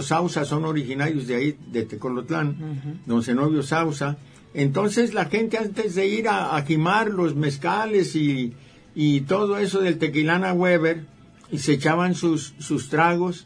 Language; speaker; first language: Spanish; native; Spanish